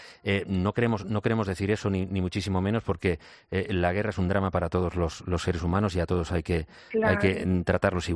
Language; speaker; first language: Spanish; native; Spanish